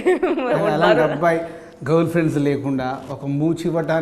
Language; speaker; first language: Telugu; native; Telugu